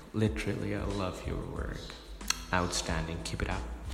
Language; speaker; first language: English; non-native, local second language; Urdu